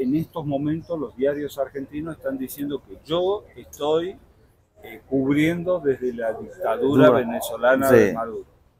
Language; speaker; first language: Spanish; non-native, fluent; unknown